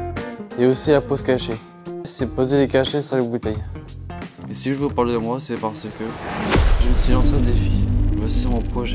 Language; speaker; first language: French; native; French